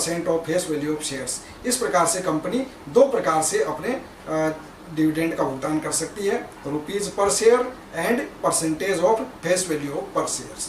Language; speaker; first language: Hindi; native; Hindi